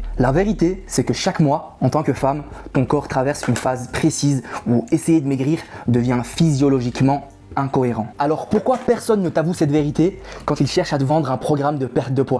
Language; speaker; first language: French; native; French